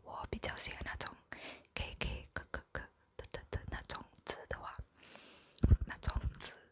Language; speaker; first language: Chinese; non-native, local second language; English